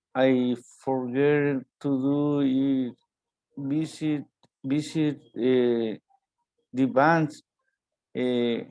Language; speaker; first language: English; non-native, learner; Spanish